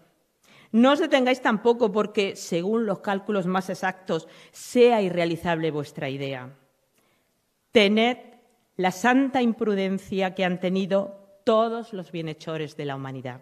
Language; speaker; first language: Spanish; native; Spanish